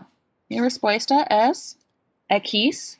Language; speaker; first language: Spanish; non-native, learner; English